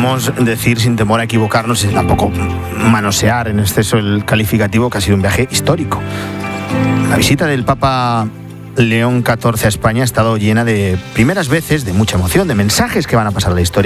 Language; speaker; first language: Spanish; native; Spanish